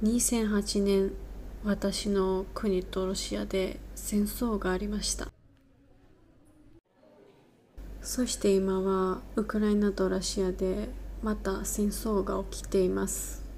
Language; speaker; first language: Japanese; non-native, learner; Georgian